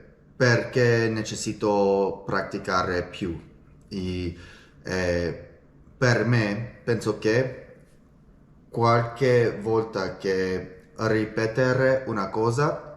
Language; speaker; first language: Italian; non-native, learner; English